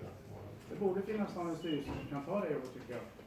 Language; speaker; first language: Swedish; native; Swedish